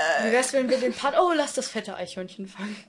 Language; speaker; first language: German; native; German